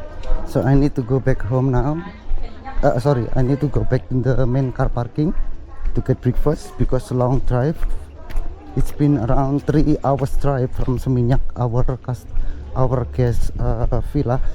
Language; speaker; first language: English; non-native, fluent; Indonesian